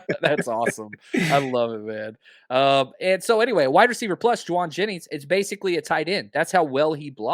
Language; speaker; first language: English; native; English